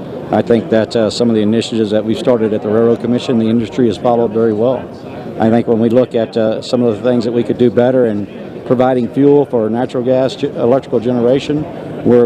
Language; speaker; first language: English; native; English